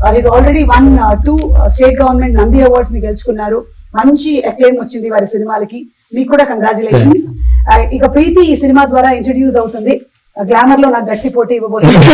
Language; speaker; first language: Telugu; non-native, local second language; Malayalam